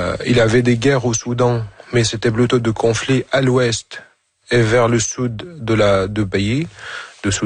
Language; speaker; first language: French; non-native, fluent; Arabic